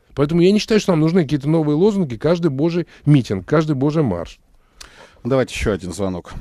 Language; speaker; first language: Russian; native; Russian